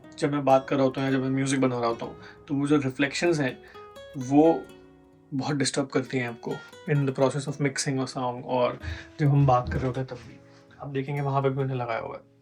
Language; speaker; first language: Hindi; native; Hindi